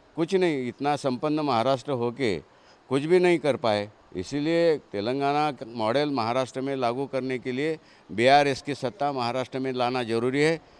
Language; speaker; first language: Hindi; non-native, local second language; Marathi